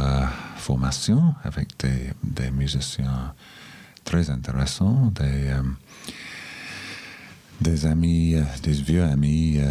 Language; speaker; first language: French; non-native, learner; English